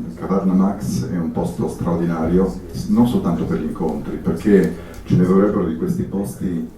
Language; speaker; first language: Italian; native; Italian